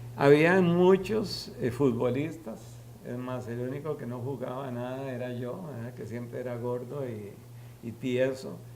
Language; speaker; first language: Spanish; early bilingual, other home language; Yiddish